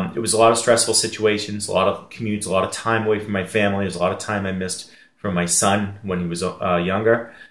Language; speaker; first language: English; native; English